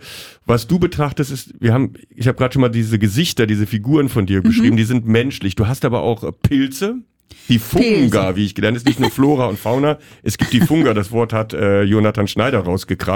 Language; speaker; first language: German; native; German